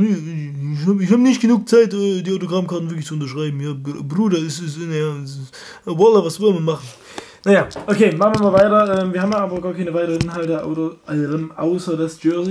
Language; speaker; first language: German; native; German